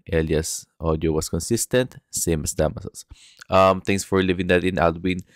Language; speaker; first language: English; non-native, local second language; Filipino